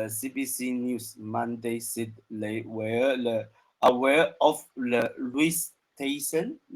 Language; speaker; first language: English; non-native, learner; Chinese